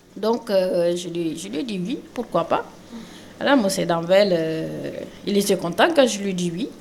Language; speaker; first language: French; non-native, local second language; Wolof